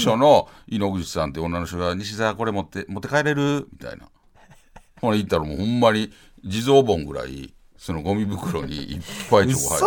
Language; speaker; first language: Japanese; native; Japanese